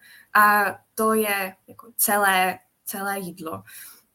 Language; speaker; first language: Czech; non-native, fluent; Japanese